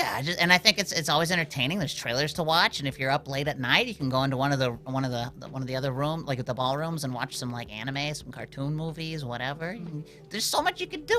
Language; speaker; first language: English; native; English